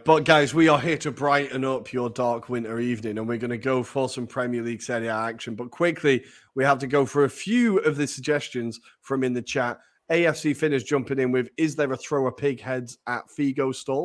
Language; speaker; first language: English; native; English